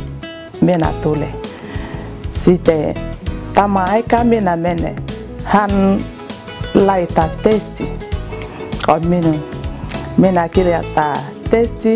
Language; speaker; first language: Finnish; non-native, learner; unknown